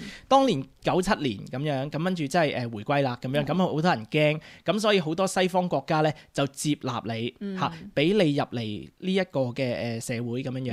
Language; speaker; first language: Cantonese; native; Cantonese